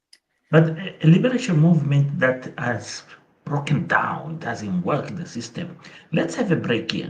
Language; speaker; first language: English; non-native, local second language; Portuguese